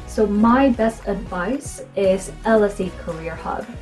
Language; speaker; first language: English; non-native, fluent; Korean